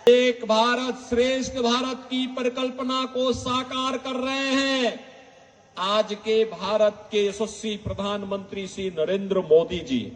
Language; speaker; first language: Hindi; native; Hindi